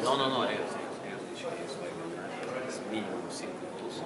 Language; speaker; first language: Spanish; non-native, fluent; Azerbaijani